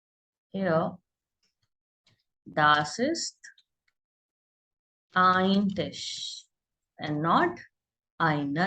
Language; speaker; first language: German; non-native, learner; Hindi